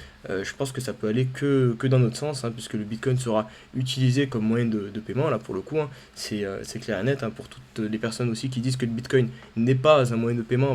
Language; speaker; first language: French; native; French